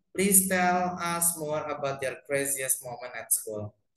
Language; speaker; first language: English; non-native, fluent; Indonesian